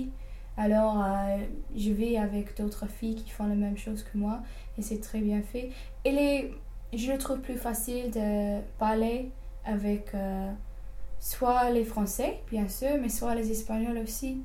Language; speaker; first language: French; non-native, fluent; English